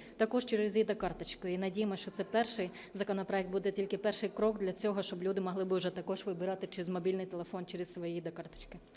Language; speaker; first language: Ukrainian; non-native, learner; Estonian